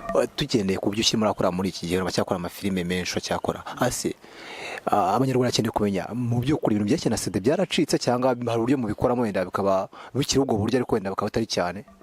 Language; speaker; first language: Kinyarwanda; native; Kinyarwanda